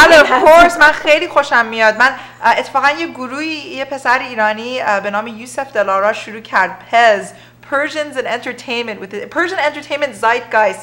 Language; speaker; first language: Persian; early bilingual, heritage; Persian